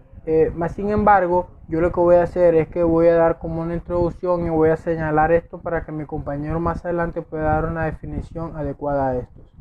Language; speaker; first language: Spanish; native; Spanish